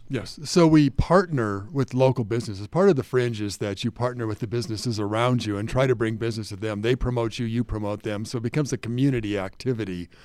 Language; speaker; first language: English; native; English